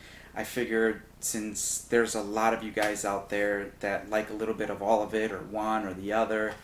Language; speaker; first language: English; native; English